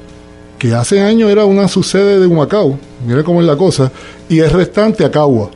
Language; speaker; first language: Spanish; native; Spanish